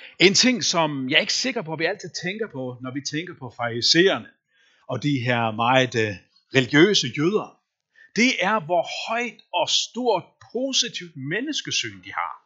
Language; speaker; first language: Danish; non-native, local second language; Faroese